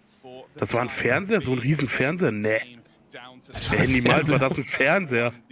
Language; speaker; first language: German; native; German